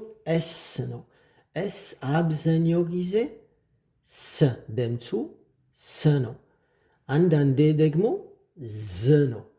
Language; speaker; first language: Amharic; non-native, fluent; French